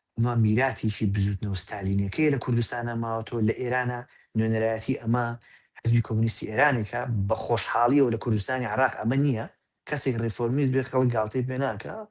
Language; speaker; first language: Central Kurdish; native; Central Kurdish